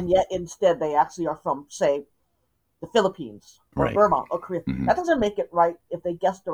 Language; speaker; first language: English; native; English